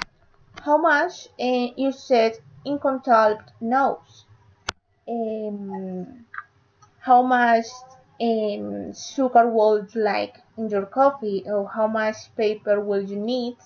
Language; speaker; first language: English; non-native, learner; Spanish